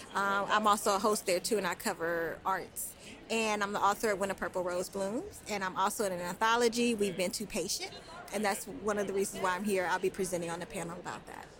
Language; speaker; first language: English; native; English